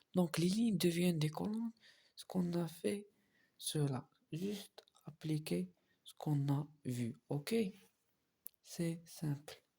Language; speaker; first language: French; non-native, local second language; Arabic